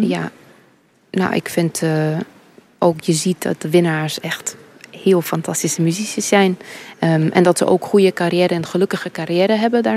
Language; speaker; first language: Dutch; early bilingual, heritage; English